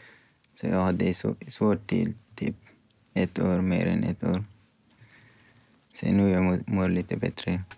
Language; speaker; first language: Swedish; non-native, fluent; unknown